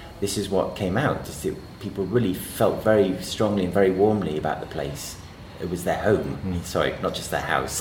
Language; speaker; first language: English; native; English